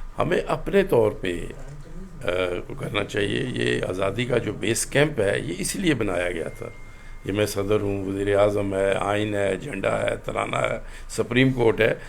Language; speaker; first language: Urdu; non-native, local second language; Pahari-Potwari